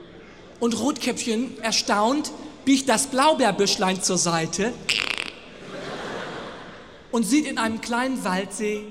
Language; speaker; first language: German; native; German